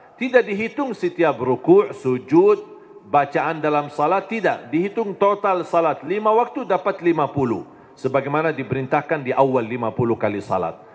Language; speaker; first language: Indonesian; non-native, fluent; Arabic